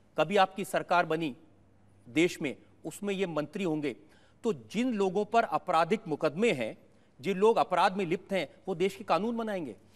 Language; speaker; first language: Hindi; native; Hindi